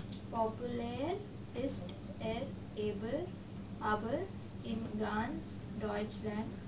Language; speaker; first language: German; non-native, learner; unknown